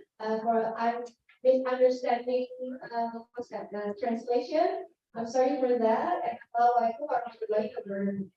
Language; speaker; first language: English; non-native, learner; Indonesian